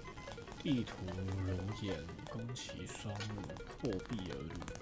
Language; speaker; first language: Chinese; native; Chinese